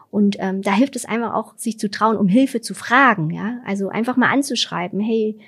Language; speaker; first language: German; non-native, fluent; Vietnamese